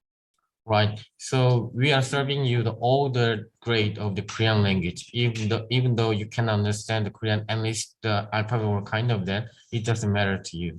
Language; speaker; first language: English; non-native, learner; Korean